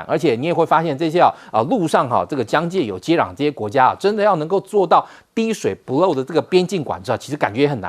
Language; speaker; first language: Chinese; native; Chinese